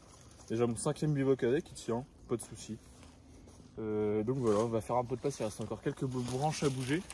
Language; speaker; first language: French; native; French